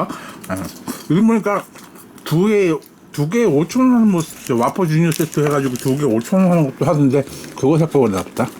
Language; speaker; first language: Korean; native; Korean